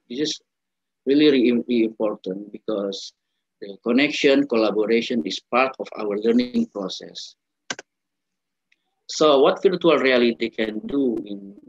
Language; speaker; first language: English; non-native, learner; Indonesian